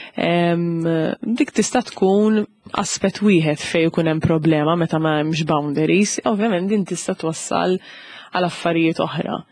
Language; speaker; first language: Maltese; native; Maltese